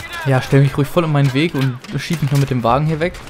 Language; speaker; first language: German; native; German